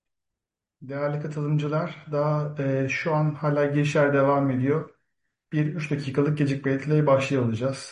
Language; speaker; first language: Turkish; native; Turkish